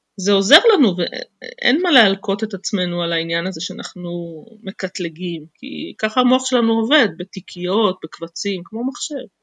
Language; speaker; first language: Hebrew; native; Hebrew